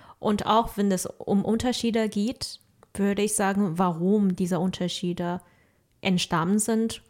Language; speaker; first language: German; non-native, fluent; Chinese